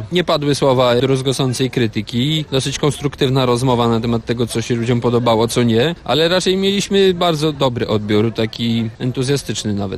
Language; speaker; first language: Polish; native; Polish